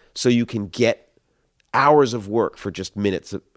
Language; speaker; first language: English; native; English